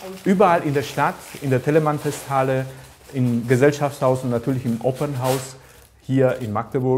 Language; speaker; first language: German; native; German